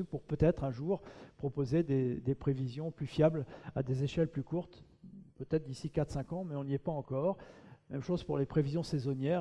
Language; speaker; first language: French; native; French